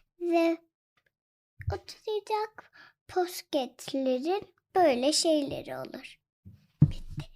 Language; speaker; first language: Turkish; early bilingual, heritage; Turkish